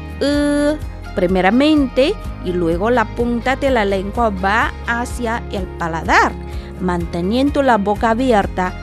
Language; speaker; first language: Spanish; non-native, fluent; Chinese